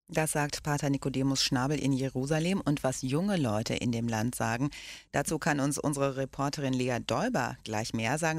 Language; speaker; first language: German; native; German